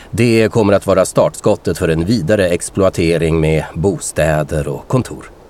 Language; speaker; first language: Swedish; native; Swedish